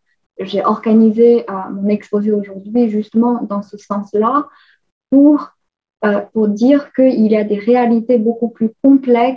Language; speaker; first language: French; non-native, fluent; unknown